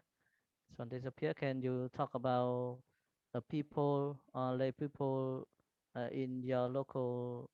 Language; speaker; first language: English; non-native, learner; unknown